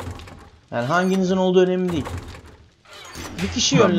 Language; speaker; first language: Turkish; native; Turkish